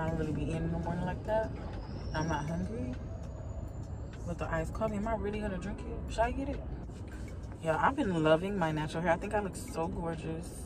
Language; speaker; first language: English; native; English